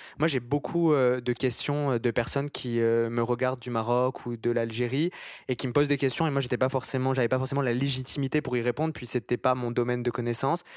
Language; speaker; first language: French; native; French